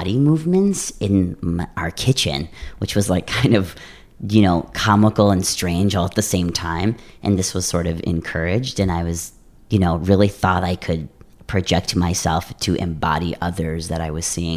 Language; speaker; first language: English; native; English